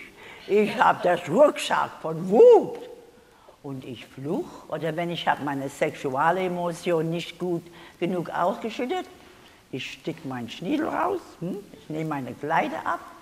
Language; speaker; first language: German; non-native, learner; English